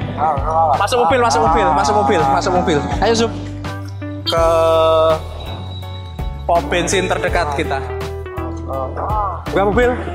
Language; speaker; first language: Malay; non-native, local second language; Javanese